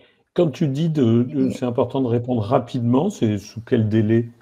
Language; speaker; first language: French; native; French